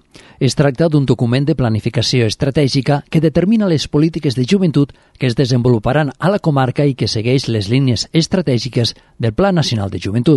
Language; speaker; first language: Catalan; native; Catalan